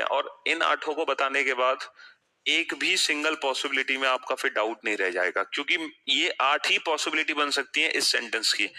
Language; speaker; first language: Hindi; native; Hindi